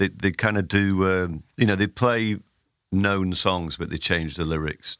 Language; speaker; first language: English; native; English